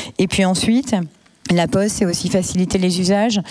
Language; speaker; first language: French; native; French